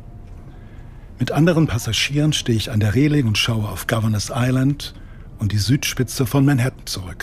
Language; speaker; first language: German; native; German